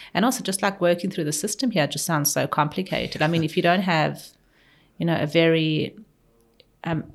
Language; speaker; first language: English; native; English